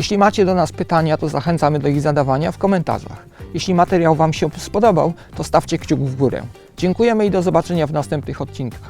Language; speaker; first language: Polish; native; Polish